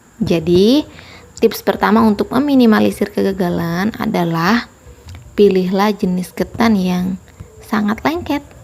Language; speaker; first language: Indonesian; native; Indonesian